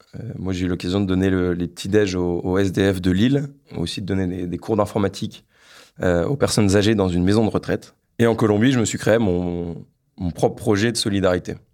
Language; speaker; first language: French; native; French